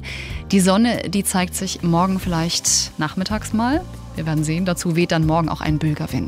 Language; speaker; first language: German; native; German